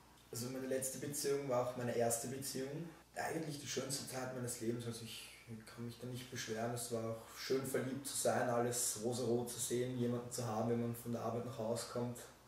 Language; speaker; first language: German; native; German